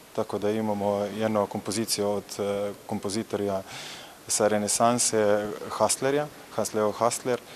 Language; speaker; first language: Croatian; non-native, learner; Slovenian